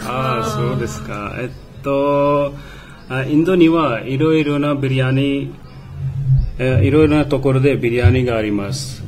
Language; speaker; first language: Japanese; non-native, learner; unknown